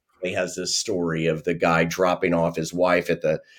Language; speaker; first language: English; native; English